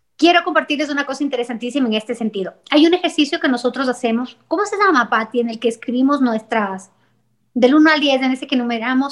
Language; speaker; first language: Spanish; native; Spanish